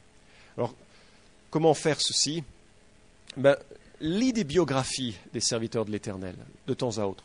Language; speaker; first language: French; native; French